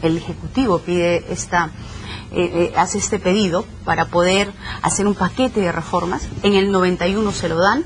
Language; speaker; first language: Spanish; native; Spanish